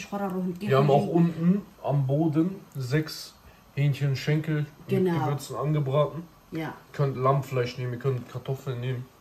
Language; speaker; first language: German; early bilingual, other home language; Kurdish